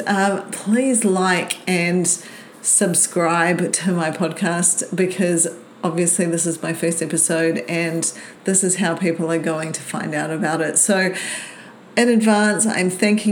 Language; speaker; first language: English; native; English